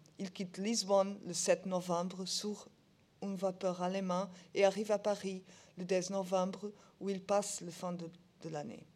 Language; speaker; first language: French; non-native, learner; Portuguese